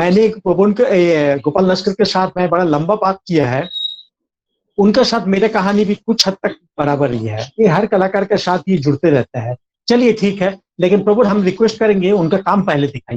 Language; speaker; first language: Hindi; native; Hindi